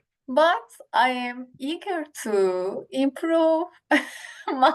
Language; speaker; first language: English; non-native, learner; Turkish